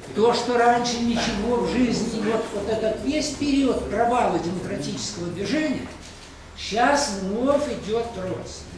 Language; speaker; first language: Russian; native; Russian